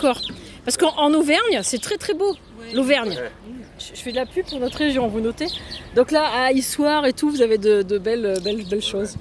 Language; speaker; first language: French; native; French